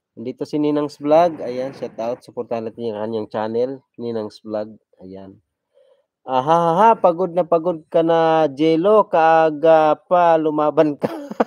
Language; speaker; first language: Filipino; non-native, local second language; Cebuano